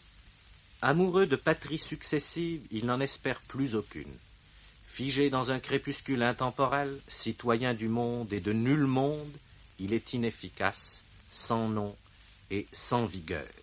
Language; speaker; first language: French; native; French